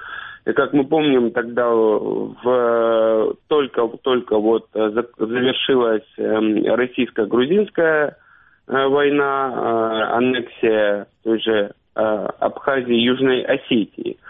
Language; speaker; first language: Russian; native; Russian